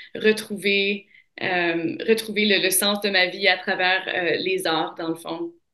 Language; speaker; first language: French; native; French